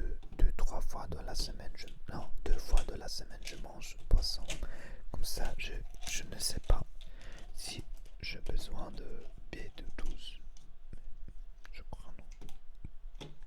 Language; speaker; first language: French; non-native, learner; Spanish